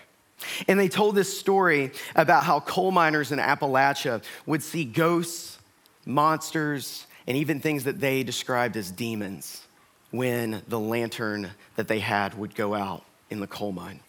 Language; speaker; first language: English; native; English